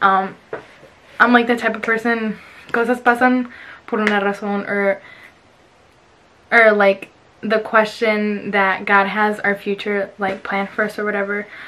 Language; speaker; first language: English; early bilingual, other home language; Spanish